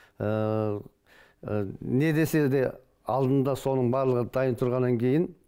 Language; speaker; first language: Kazakh; native; Kazakh